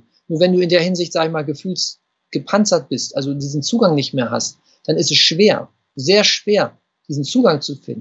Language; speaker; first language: German; native; German